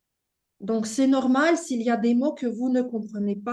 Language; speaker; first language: French; non-native, fluent; Russian